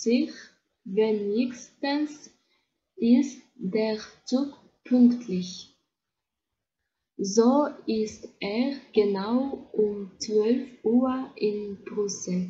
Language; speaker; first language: German; non-native, learner; Kyrgyz